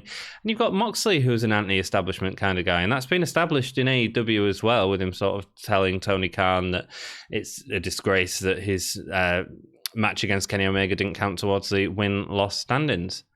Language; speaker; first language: English; native; English